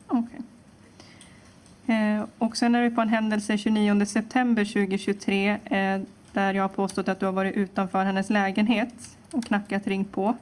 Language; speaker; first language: Swedish; native; Swedish